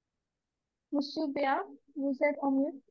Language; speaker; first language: French; non-native, learner; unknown